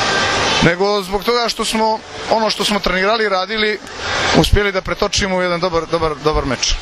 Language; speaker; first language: Croatian; native; Croatian